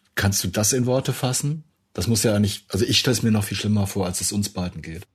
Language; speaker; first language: German; native; German